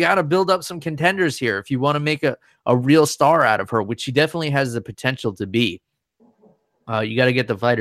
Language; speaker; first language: English; native; English